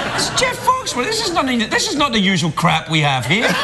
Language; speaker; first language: English; native; English